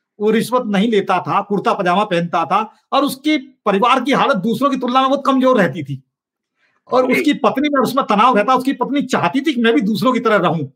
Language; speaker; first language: Hindi; native; Hindi